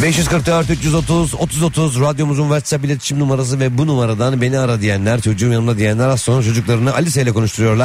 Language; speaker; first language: Turkish; native; Turkish